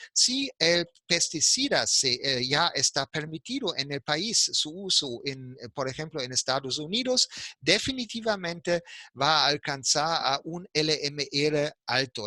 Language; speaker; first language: Spanish; non-native, fluent; German